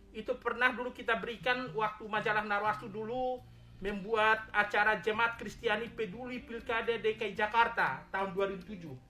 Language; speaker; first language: Indonesian; native; Indonesian